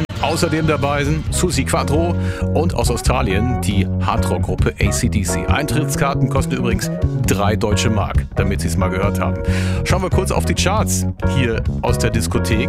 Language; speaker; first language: German; native; German